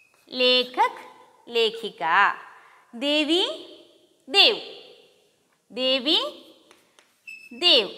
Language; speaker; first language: Hindi; non-native, local second language; Kannada